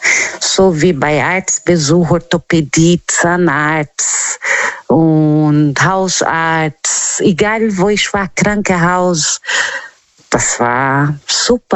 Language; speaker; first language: German; non-native, learner; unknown